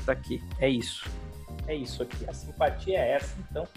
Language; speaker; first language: Portuguese; native; Portuguese